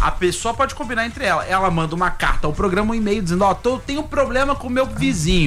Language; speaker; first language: Portuguese; native; Portuguese